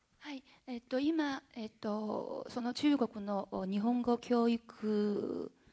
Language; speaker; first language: Japanese; non-native, fluent; Chinese